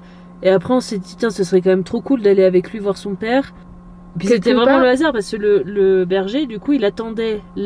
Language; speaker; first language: French; native; French